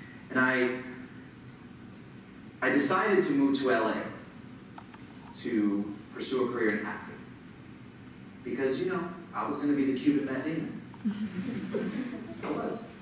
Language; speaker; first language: English; early bilingual, other home language; Spanish